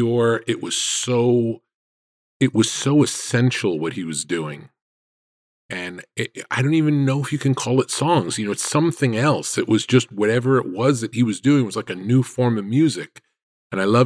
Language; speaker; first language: English; native; English